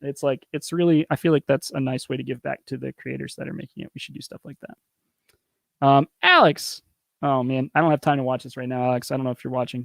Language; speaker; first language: English; native; English